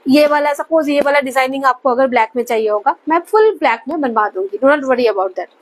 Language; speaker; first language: Hindi; non-native, local second language; Bangla